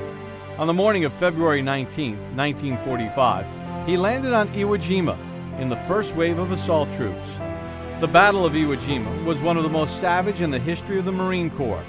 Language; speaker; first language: English; native; English